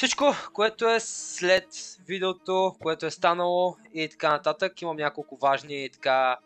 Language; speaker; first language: Bulgarian; native; Bulgarian